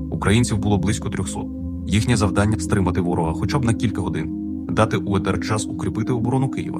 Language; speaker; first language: Ukrainian; native; Ukrainian